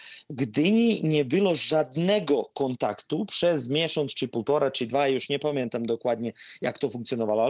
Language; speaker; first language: Polish; non-native, fluent; Serbian